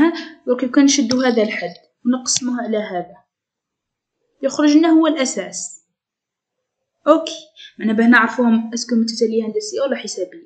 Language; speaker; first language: Arabic; native; Arabic